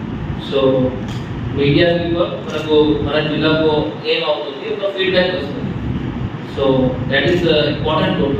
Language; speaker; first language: Telugu; non-native, learner; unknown